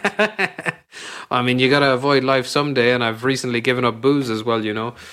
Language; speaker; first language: English; native; English